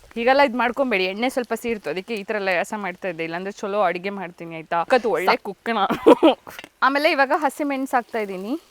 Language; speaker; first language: Kannada; native; Kannada